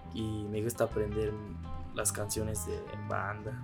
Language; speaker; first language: Spanish; non-native, learner; Japanese